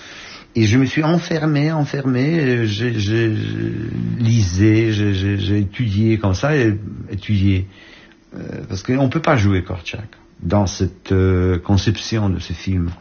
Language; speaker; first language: French; non-native, fluent; Polish